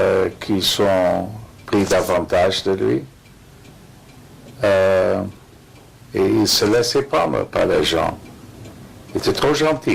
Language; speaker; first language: French; non-native, fluent; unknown